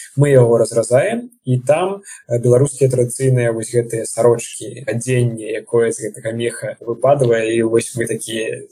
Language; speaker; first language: Belarusian; non-native, local second language; Russian